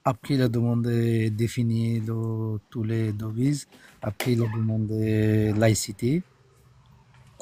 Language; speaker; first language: French; non-native, learner; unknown